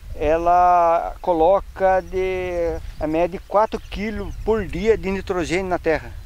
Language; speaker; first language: Portuguese; native; Portuguese